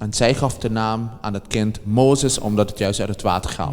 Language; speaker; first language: Dutch; native; Dutch